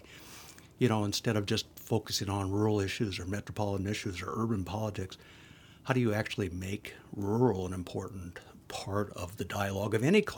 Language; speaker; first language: English; native; English